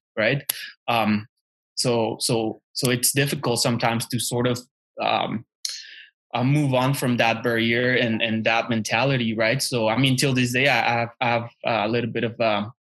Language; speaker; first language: English; non-native, fluent; Spanish